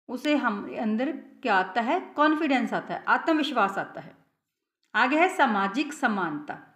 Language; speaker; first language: Hindi; non-native, local second language; Punjabi